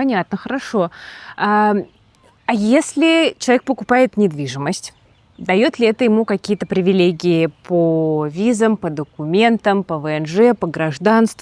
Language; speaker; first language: Russian; native; Russian